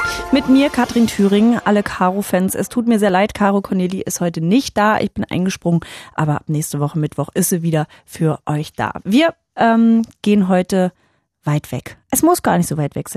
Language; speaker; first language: German; native; German